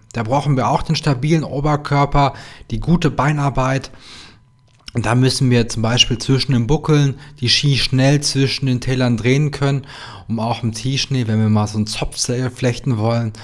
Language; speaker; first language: German; native; German